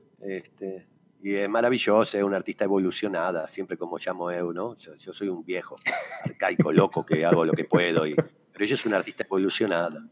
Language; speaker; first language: Spanish; native; Spanish